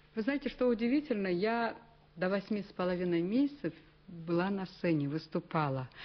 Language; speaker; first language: Russian; non-native, local second language; Kazakh